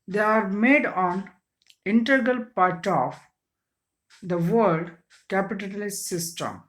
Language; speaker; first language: English; non-native, local second language; Kannada